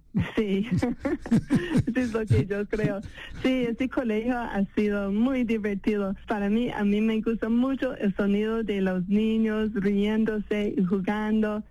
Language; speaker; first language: Spanish; non-native, fluent; English